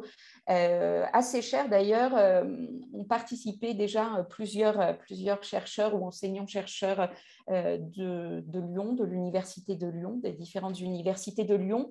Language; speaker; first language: French; native; French